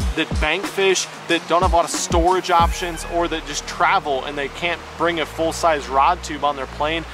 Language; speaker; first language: English; native; English